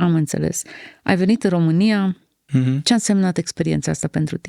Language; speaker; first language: Romanian; native; Romanian